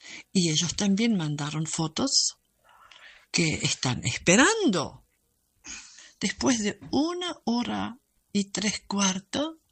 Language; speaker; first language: Spanish; non-native, fluent; German